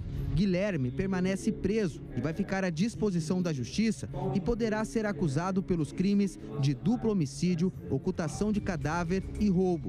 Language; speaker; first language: Portuguese; native; Portuguese